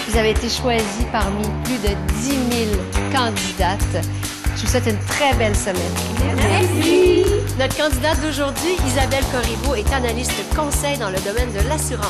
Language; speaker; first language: French; native; French